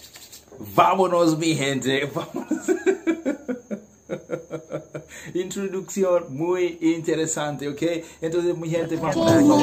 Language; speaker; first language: Spanish; non-native, learner; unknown